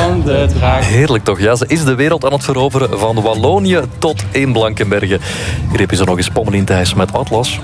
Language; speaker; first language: Dutch; native; Dutch